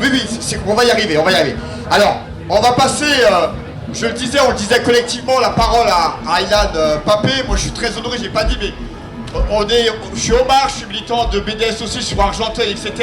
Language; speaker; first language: French; native; French